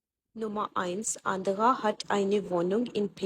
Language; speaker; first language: German; non-native, fluent; Urdu